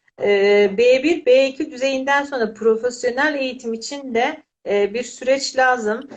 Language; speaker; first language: Turkish; native; Turkish